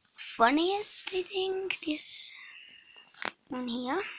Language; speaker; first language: English; non-native, fluent; Swedish